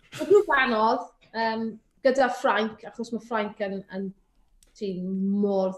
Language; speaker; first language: Welsh; native; Welsh